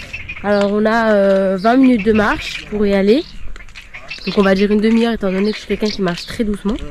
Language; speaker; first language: French; native; French